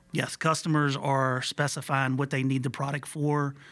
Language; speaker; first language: English; native; English